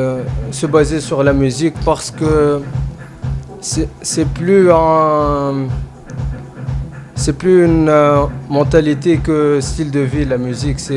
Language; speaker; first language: French; non-native, fluent; Arabic